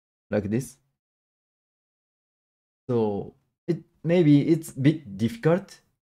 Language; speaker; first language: English; non-native, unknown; Japanese